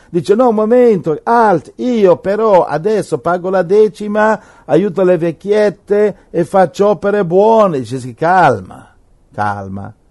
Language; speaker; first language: Italian; native; Italian